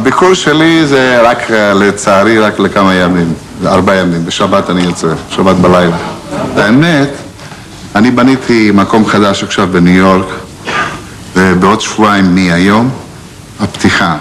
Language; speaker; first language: Hebrew; non-native, fluent; Greek